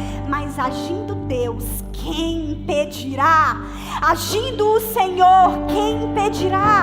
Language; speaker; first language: Portuguese; native; Portuguese